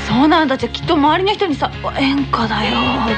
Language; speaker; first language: Japanese; native; Japanese